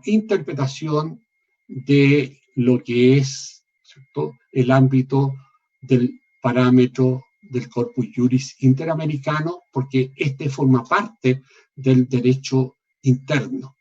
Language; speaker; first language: Spanish; native; Spanish